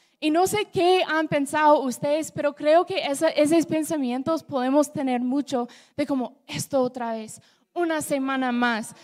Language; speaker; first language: Spanish; non-native, fluent; English